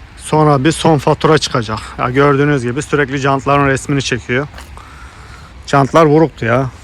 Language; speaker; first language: Turkish; early bilingual, heritage; Turkish